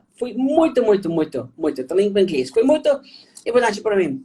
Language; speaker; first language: Portuguese; non-native, fluent; German